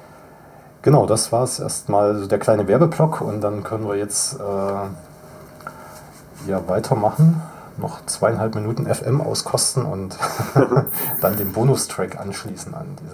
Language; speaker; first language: German; native; German